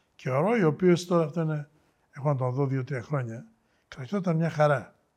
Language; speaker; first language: Greek; native; Greek